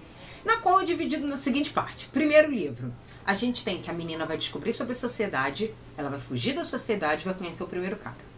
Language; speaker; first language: Portuguese; native; Portuguese